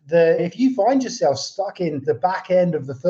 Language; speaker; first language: English; native; English